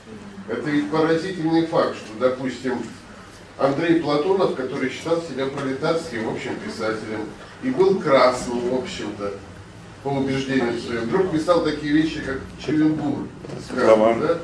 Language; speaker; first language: Russian; native; Russian